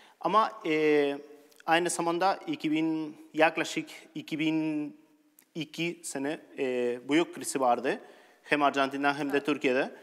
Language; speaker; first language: Turkish; non-native, learner; Spanish